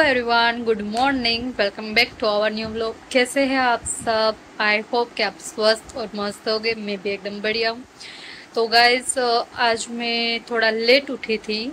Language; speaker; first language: Hindi; non-native, local second language; Gujarati